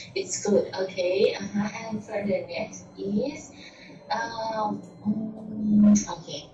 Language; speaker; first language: English; non-native, learner; Thai